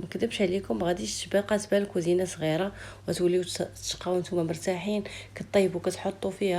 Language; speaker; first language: Arabic; native; Arabic